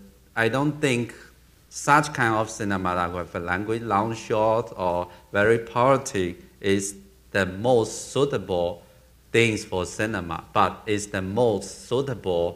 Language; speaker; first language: English; non-native, learner; Chinese